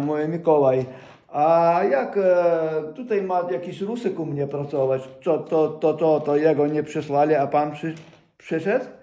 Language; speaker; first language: Polish; non-native, fluent; Ukrainian